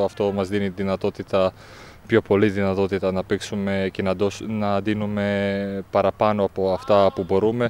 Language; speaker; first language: Greek; non-native, fluent; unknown